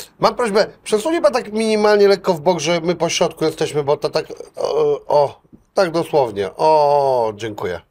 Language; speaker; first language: Polish; native; Polish